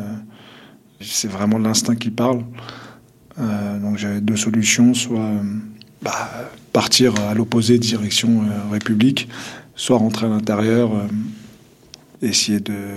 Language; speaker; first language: French; non-native, local second language; Kabyle